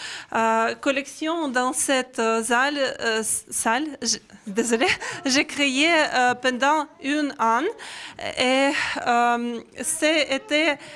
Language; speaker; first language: French; non-native, learner; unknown